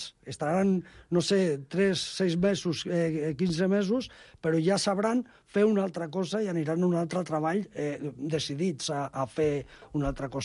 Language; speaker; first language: Catalan; non-native, local second language; Spanish